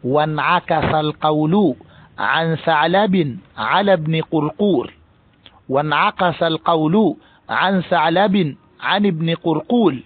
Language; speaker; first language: Arabic; non-native, fluent; Swahili